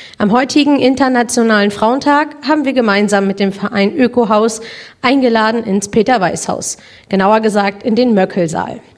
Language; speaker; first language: German; native; German